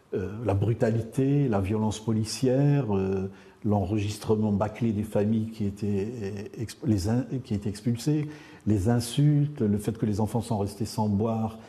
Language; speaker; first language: French; non-native, local second language; Arabic